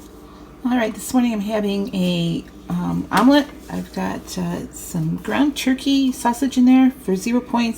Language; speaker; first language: English; native; English